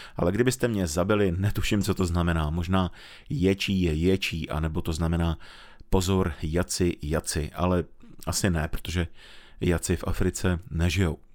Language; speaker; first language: Czech; native; Czech